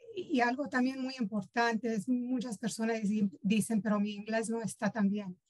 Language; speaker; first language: Spanish; early bilingual, heritage; Spanish